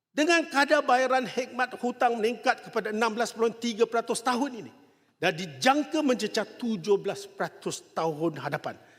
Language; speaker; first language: Malay; non-native, local second language; Chinese